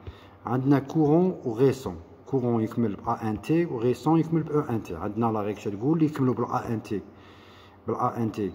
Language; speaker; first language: French; non-native, local second language; Arabic